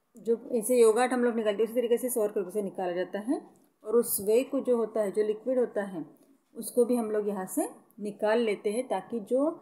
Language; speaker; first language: Hindi; non-native, local second language; Marathi